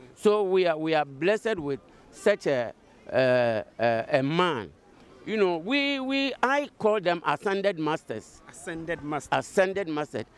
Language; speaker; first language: English; non-native, local second language; Akan